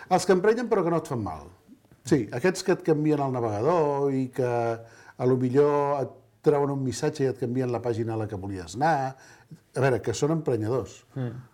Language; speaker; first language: Catalan; native; Catalan